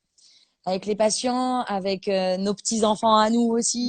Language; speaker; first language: French; native; French